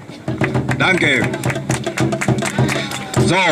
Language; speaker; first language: German; non-native, learner; Spanish